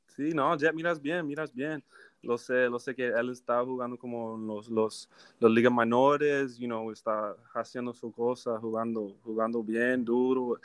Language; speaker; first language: Spanish; early bilingual, heritage; English